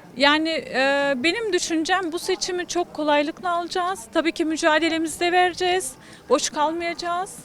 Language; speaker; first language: Turkish; native; Turkish